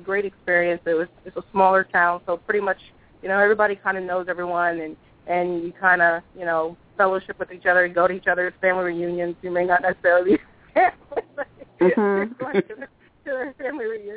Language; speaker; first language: English; native; English